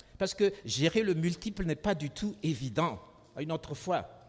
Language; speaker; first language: French; non-native, local second language; Malagasy